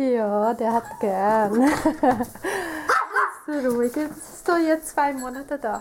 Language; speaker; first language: German; native; German